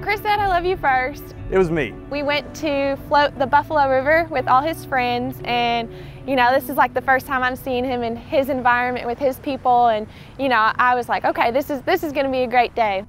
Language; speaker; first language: English; native; English